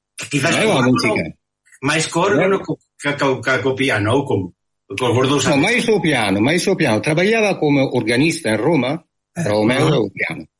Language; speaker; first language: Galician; non-native, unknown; Italian